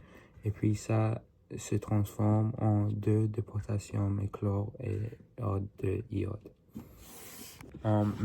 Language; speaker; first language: French; non-native, learner; English